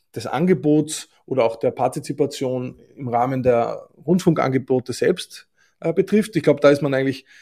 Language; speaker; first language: German; native; German